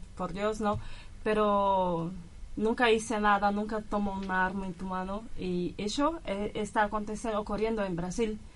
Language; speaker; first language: Spanish; non-native, learner; Portuguese